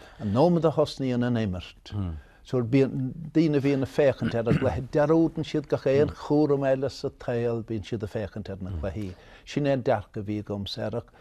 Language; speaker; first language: Irish; native; Irish